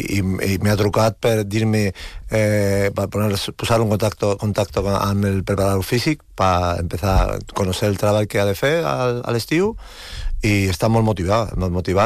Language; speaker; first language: Catalan; non-native, local second language; Spanish